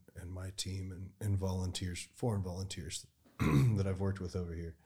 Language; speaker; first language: English; native; English